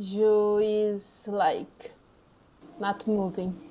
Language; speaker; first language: English; non-native, fluent; Portuguese